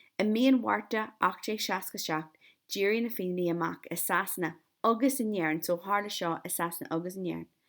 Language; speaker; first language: Irish; native; Irish